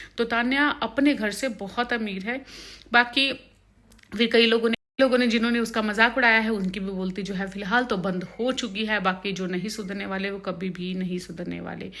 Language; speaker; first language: Hindi; non-native, local second language; Punjabi